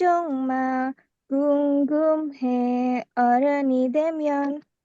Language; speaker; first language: Korean; non-native, learner; Indonesian